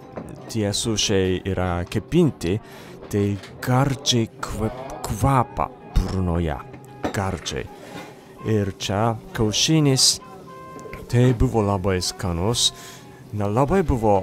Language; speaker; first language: Lithuanian; non-native, fluent; Japanese